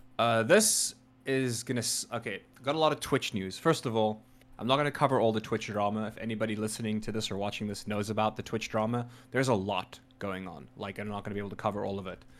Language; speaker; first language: English; native; English